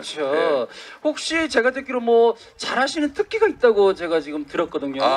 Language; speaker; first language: Korean; native; Korean